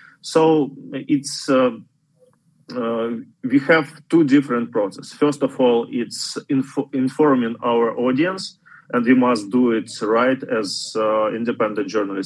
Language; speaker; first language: English; non-native, fluent; Ukrainian